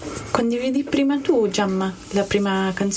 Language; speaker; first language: Italian; native; Italian